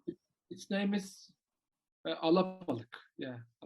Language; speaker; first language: English; non-native, learner; Turkish